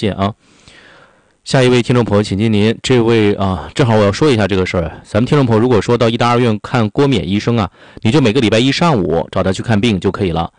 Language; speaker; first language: Chinese; native; Chinese